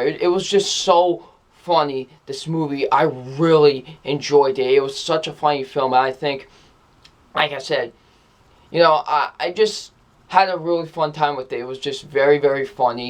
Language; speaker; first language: English; native; English